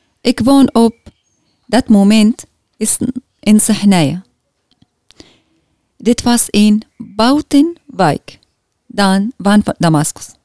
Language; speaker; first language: Dutch; non-native, learner; Arabic